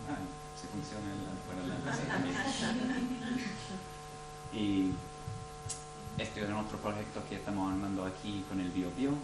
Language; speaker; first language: Spanish; non-native, fluent; English